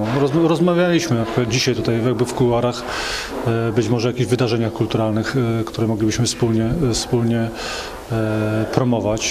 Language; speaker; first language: Polish; native; Polish